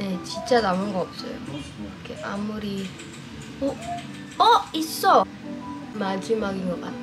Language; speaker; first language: Korean; non-native, fluent; English